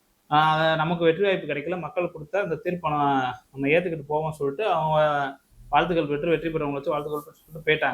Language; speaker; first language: Tamil; native; Tamil